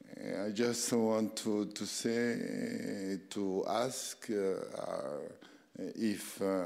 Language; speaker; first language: English; non-native, learner; French